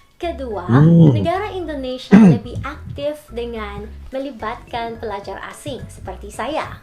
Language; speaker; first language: Indonesian; non-native, fluent; Filipino